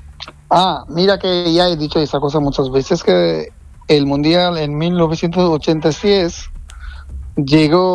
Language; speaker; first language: Spanish; non-native, fluent; Bangla